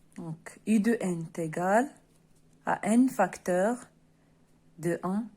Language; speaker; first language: French; non-native, local second language; Arabic